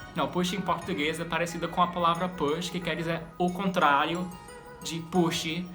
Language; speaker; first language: Portuguese; non-native, fluent; English